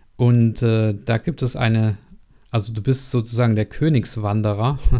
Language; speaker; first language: German; native; German